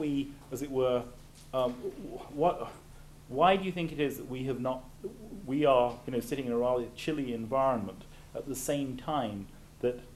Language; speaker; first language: English; native; English